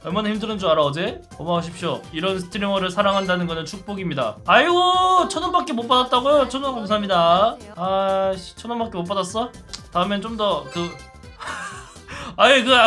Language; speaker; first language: Korean; native; Korean